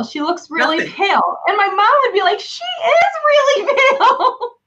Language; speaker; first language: English; native; English